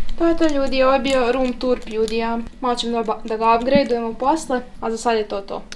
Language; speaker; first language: Serbian; early bilingual, heritage; Serbian